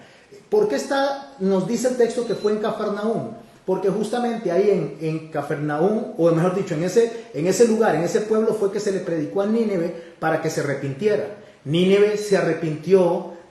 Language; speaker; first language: Spanish; native; Spanish